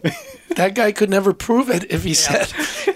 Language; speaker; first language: English; native; English